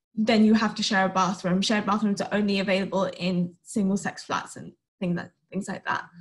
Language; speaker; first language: English; native; English